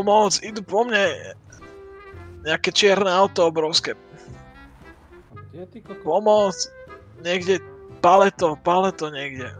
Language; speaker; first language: Slovak; native; Slovak